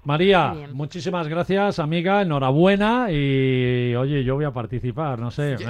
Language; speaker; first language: Spanish; native; Spanish